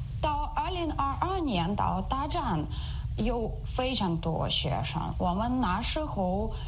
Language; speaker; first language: Chinese; non-native, learner; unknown